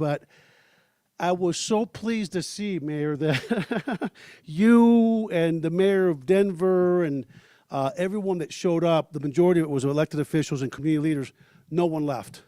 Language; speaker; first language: English; early bilingual, heritage; Spanish